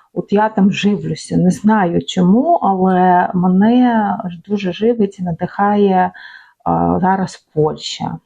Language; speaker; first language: Ukrainian; native; Ukrainian